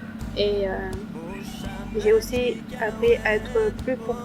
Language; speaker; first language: French; non-native, local second language; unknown